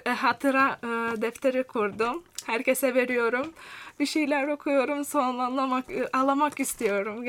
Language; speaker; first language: Turkish; non-native, fluent; Lithuanian